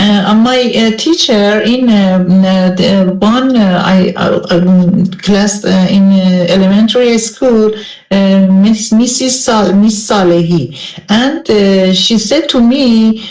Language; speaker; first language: English; non-native, learner; Persian